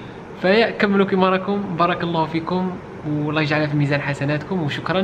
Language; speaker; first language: Arabic; native; Arabic